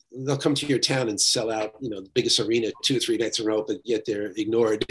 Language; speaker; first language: English; native; English